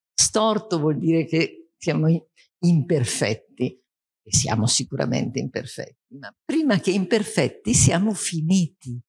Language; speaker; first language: Italian; native; Italian